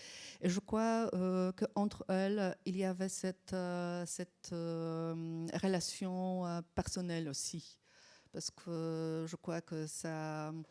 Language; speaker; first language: French; non-native, fluent; Polish